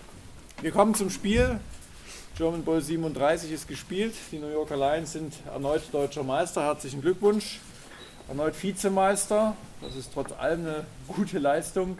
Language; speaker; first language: German; native; German